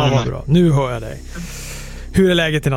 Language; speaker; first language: Swedish; native; Swedish